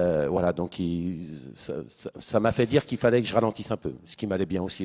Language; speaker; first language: French; native; French